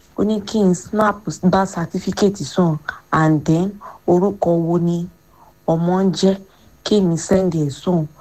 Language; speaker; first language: Yoruba; non-native, local second language; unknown